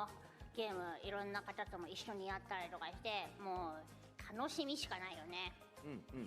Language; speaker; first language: Japanese; native; Japanese